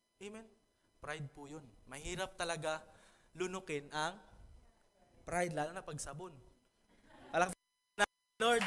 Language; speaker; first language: Filipino; non-native, local second language; Cebuano